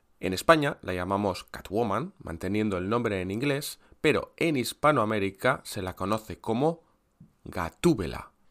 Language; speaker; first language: Spanish; native; Spanish